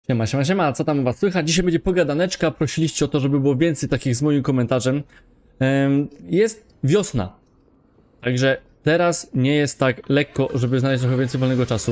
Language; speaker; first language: Polish; native; Polish